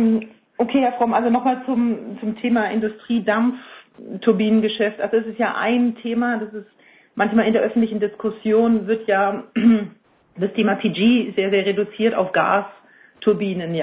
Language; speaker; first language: German; native; German